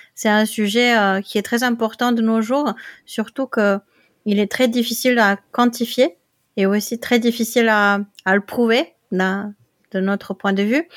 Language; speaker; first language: French; non-native, fluent; Dutch